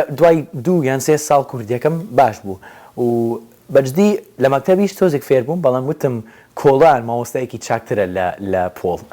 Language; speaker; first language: Kurdish; early bilingual, other home language; English